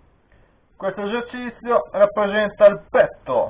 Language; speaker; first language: Italian; native; Italian